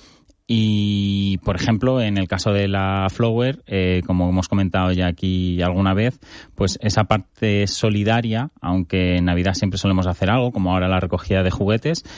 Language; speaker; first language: Spanish; native; Spanish